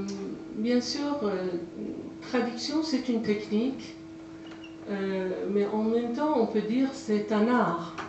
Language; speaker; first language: French; non-native, fluent; Persian